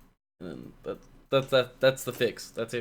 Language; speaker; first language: English; native; English